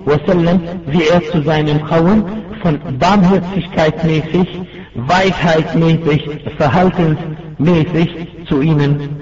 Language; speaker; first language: German; non-native, fluent; Arabic